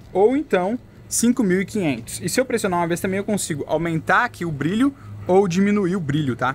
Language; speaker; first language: Portuguese; native; Portuguese